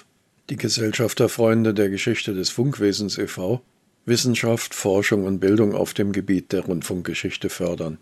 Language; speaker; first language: German; native; German